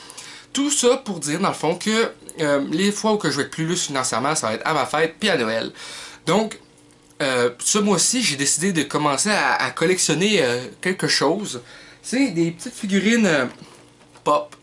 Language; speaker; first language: French; native; French